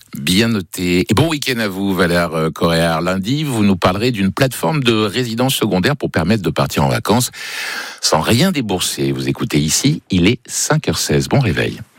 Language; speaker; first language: French; native; French